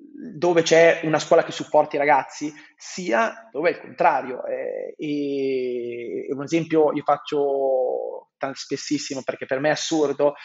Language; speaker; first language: Italian; native; Italian